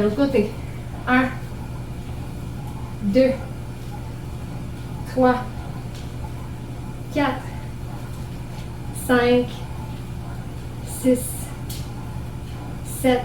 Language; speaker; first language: French; native; French